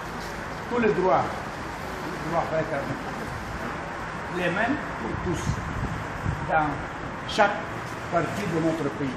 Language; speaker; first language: French; non-native, learner; Russian